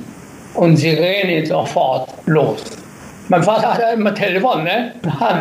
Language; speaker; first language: German; non-native, learner; Japanese